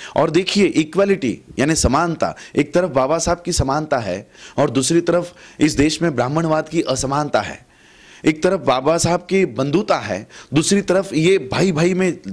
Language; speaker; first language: Hindi; non-native, local second language; Marathi